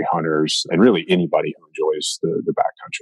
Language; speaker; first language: English; native; English